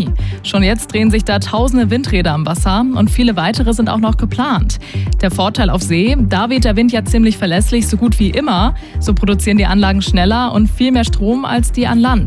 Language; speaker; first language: German; native; German